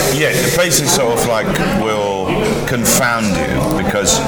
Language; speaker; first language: English; native; English